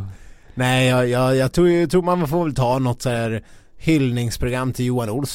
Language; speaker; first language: Swedish; native; Swedish